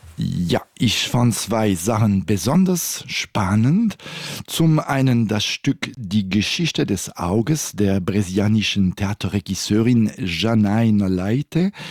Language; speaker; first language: German; non-native, local second language; French